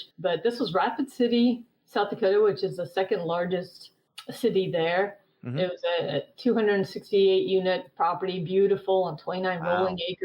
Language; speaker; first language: English; native; English